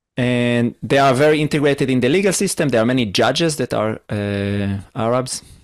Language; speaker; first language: English; non-native, fluent; Hebrew